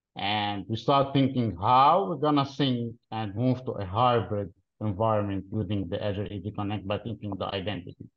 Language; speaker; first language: English; non-native, fluent; Arabic